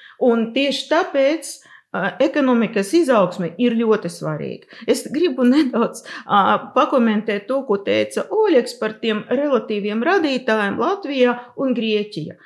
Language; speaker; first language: Latvian; non-native, local second language; Russian